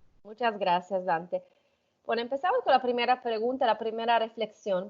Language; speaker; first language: Spanish; non-native, fluent; Italian